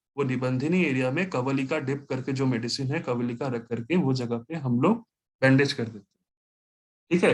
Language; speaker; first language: Hindi; non-native, local second language; Bangla